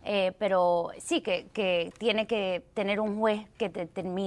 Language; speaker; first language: Spanish; early bilingual, heritage; Spanish